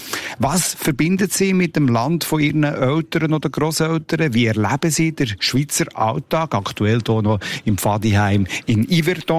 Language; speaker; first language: German; native; German